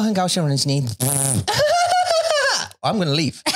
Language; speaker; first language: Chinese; non-native, learner; English